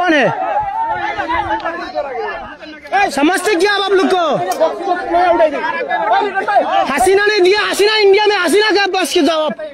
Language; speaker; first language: Hindi; non-native, learner; Bangla